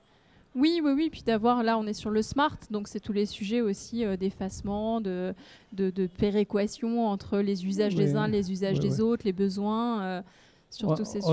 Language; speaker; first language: French; native; French